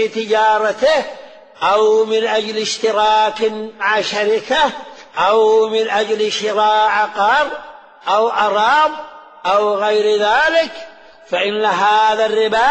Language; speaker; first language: Arabic; native; Arabic